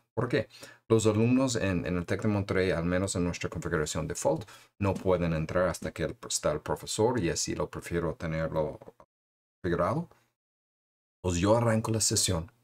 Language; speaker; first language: Spanish; non-native, fluent; English